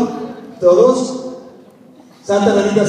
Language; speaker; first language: Spanish; native; Spanish